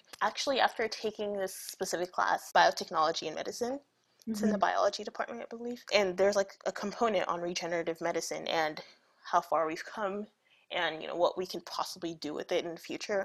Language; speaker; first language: English; early bilingual, other home language; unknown